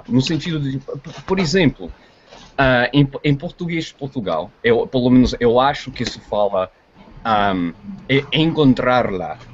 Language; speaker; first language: Portuguese; non-native, fluent; English